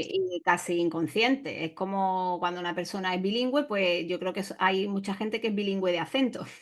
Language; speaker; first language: Spanish; native; Spanish